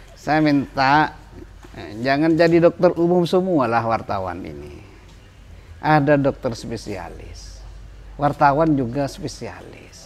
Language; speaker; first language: Indonesian; non-native, local second language; Madurese